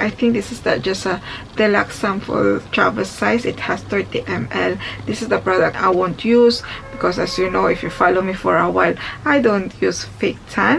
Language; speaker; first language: English; non-native, fluent; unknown